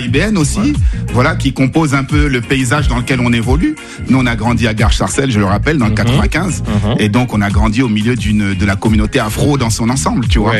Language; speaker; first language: French; native; French